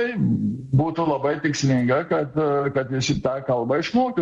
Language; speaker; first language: Lithuanian; native; Lithuanian